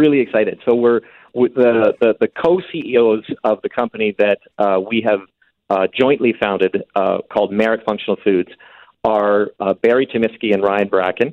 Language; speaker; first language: English; native; English